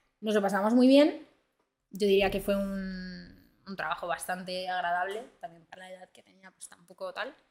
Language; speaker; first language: Spanish; early bilingual, other home language; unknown